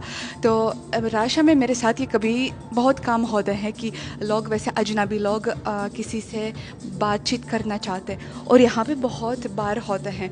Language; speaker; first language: Hindi; non-native, fluent; Russian